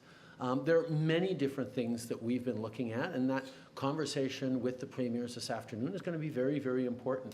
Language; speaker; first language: English; native; English